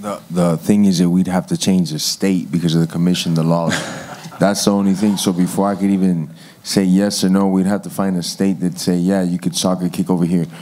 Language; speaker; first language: English; early bilingual, other home language; Spanish